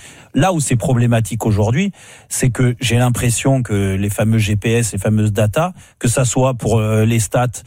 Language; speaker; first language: French; native; French